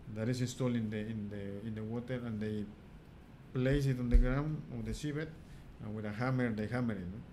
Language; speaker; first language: English; non-native, fluent; Spanish